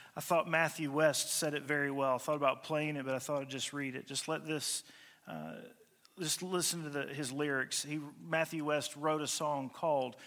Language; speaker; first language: English; native; English